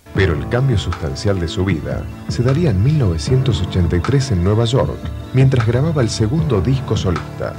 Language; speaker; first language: Spanish; native; Spanish